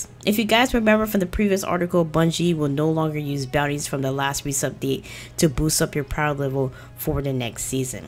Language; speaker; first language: English; non-native, fluent; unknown